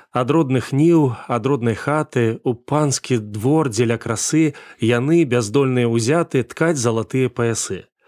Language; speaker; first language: Belarusian; native; Belarusian